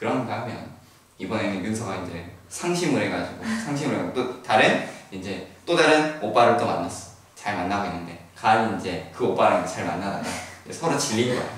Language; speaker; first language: Korean; native; Korean